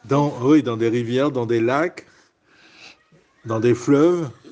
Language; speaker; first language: French; native; French